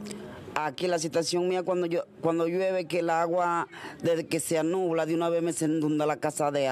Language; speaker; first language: Spanish; native; Spanish